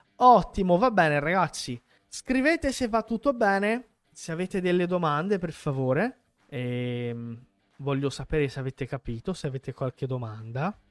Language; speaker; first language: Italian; non-native, fluent; Portuguese